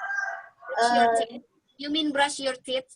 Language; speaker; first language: English; non-native, learner; Indonesian